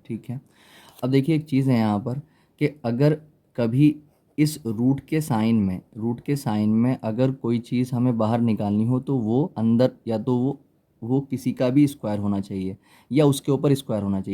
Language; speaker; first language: Hindi; native; Hindi